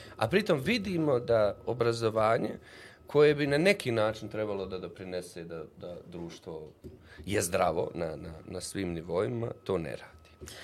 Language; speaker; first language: Bosnian; native; Bosnian